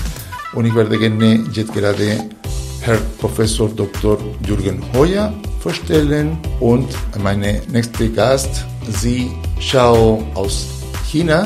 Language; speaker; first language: German; non-native, fluent; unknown